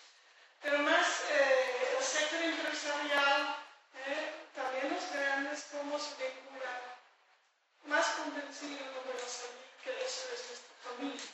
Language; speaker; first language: Spanish; non-native, fluent; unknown